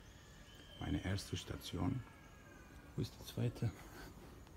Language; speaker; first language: German; non-native, fluent; Persian